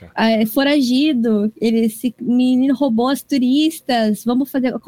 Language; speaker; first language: Portuguese; early bilingual, heritage; Japanese